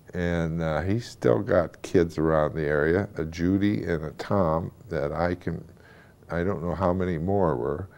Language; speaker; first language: English; native; English